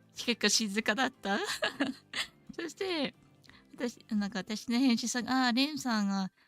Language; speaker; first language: Japanese; non-native, learner; English